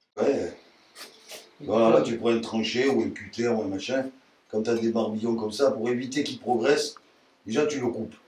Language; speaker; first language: French; native; French